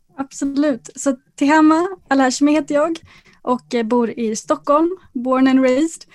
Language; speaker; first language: Swedish; early bilingual, other home language; Arabic